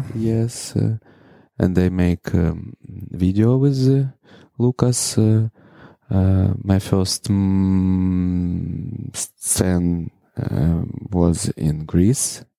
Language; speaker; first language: English; non-native, learner; Ukrainian